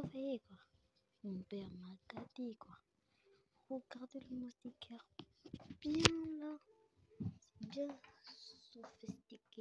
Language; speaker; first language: French; non-native, local second language; Lingala